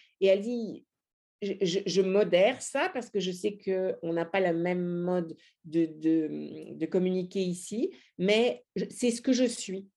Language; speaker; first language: French; native; French